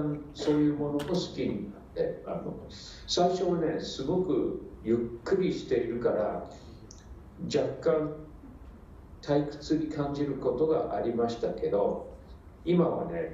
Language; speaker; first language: Japanese; non-native, fluent; English